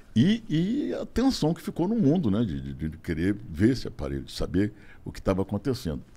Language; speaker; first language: Portuguese; native; Portuguese